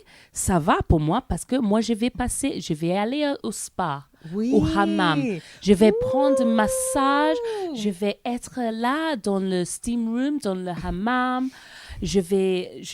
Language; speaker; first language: French; non-native, learner; English